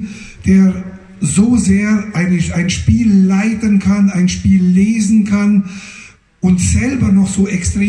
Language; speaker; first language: German; native; German